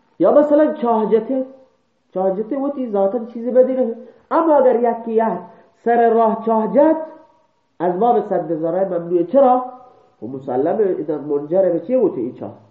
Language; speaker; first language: Persian; non-native, local second language; Baluchi